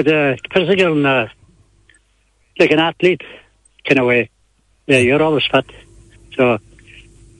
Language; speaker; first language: English; native; English